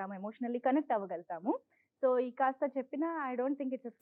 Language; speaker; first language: Telugu; native; Telugu